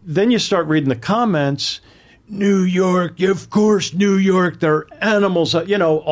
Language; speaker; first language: English; native; English